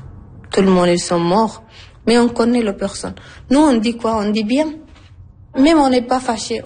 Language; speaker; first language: French; non-native, learner; Arabic